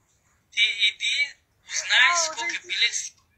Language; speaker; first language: Russian; non-native, learner; Uzbek